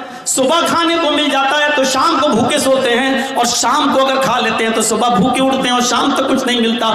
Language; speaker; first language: Urdu; native; Urdu